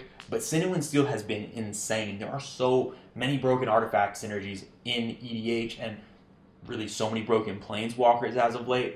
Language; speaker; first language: English; native; English